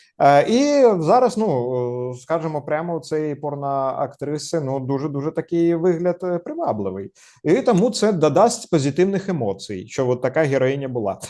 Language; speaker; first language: Ukrainian; non-native, local second language; Russian